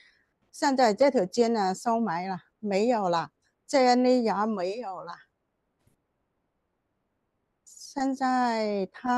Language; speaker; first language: Chinese; non-native, local second language; Cantonese